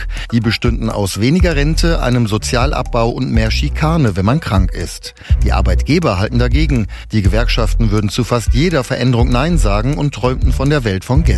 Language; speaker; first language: German; native; German